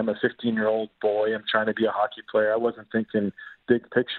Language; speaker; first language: English; native; English